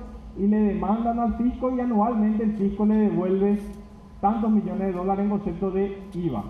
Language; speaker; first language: Spanish; native; Spanish